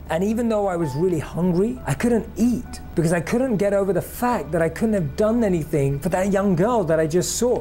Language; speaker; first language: English; native; English